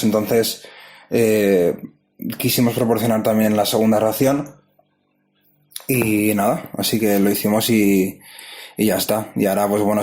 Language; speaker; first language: Spanish; native; Spanish